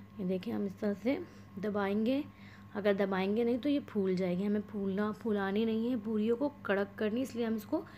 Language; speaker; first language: Hindi; native; Hindi